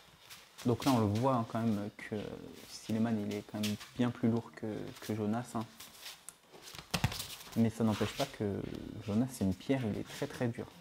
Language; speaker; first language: French; native; French